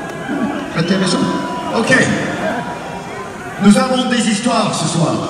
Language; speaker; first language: French; non-native, learner; English